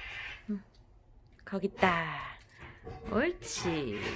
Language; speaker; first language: Korean; native; Korean